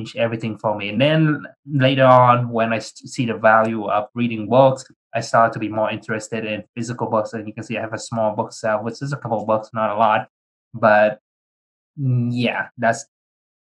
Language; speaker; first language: English; early bilingual, other home language; Vietnamese